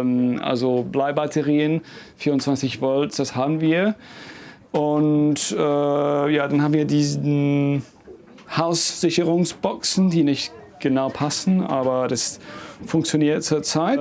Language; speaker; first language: German; non-native, fluent; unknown